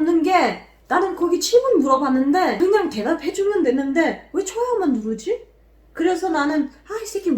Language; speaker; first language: Korean; non-native, fluent; Macedonian